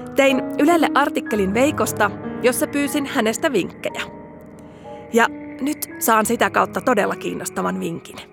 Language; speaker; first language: Finnish; native; Finnish